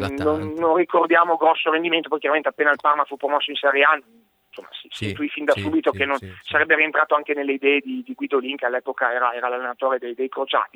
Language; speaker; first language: Italian; native; Italian